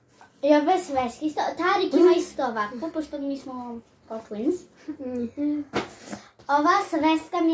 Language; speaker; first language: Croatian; early bilingual, heritage; Croatian